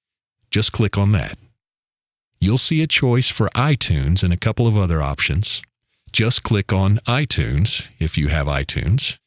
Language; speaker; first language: English; native; English